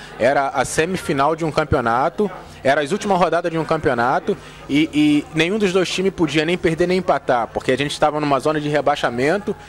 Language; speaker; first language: Portuguese; native; Portuguese